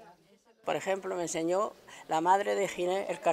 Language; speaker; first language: Spanish; native; Spanish